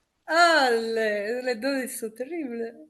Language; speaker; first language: French; non-native, fluent; Italian